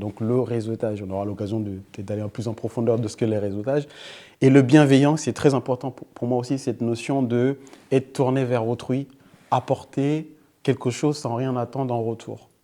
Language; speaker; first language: French; early bilingual, other home language; Fula